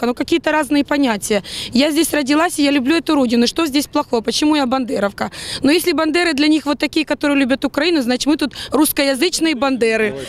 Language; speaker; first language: Russian; native; Russian